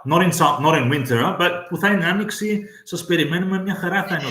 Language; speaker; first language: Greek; early bilingual, heritage; English